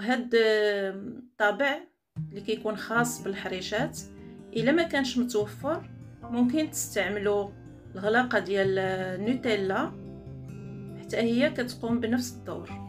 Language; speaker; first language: Arabic; native; Arabic